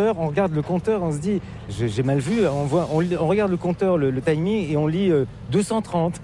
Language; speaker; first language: French; native; French